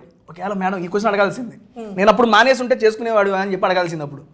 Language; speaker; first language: Telugu; native; Telugu